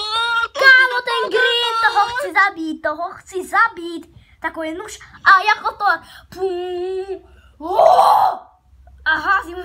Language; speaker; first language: Czech; early bilingual, other home language; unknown